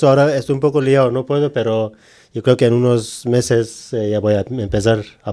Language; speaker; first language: Spanish; non-native, learner; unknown